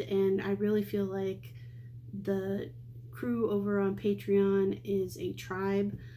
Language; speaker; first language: English; native; English